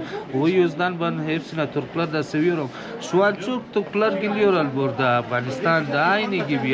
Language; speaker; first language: Turkish; non-native, learner; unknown